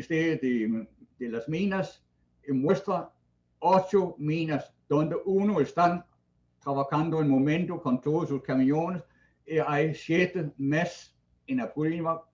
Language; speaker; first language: Spanish; non-native, fluent; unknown